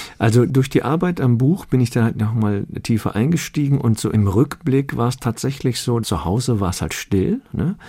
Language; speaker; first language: German; early bilingual, other home language; Turkish